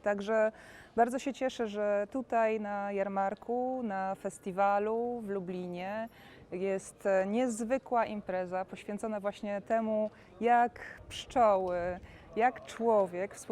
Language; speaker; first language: Polish; native; Polish